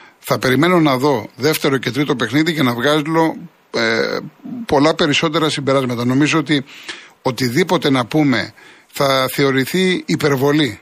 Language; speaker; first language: Greek; native; Greek